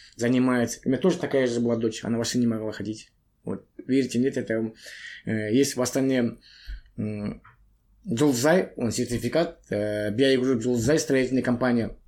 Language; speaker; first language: Russian; non-native, local second language; Kazakh